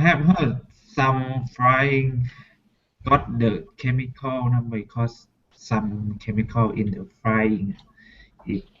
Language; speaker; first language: English; non-native, learner; Thai